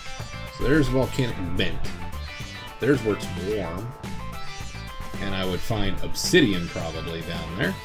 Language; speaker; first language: English; native; English